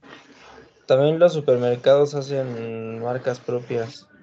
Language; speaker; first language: Spanish; native; Spanish